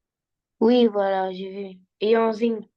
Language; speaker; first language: French; non-native, learner; Arabic